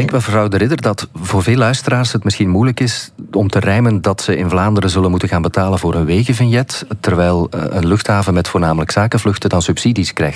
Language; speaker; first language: Dutch; native; Dutch